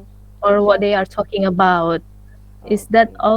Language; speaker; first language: English; non-native, learner; Indonesian